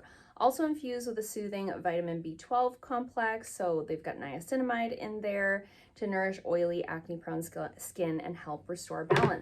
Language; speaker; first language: English; native; English